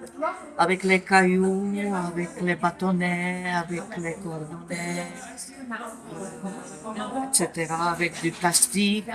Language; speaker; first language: French; non-native, fluent; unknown